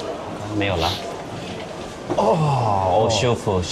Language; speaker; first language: Chinese; non-native, fluent; Turkish